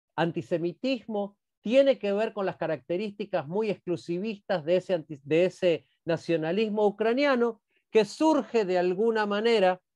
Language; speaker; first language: Spanish; native; Spanish